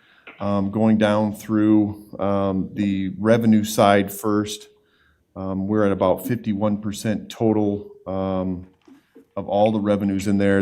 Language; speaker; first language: English; native; English